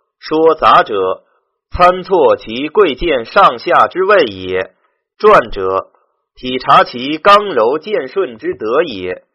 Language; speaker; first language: Chinese; native; Chinese